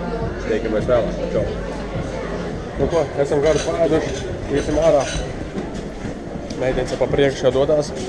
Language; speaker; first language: Latvian; native; Latvian